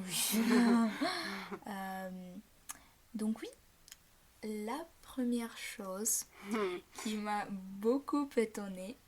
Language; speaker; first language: French; non-native, fluent; Bulgarian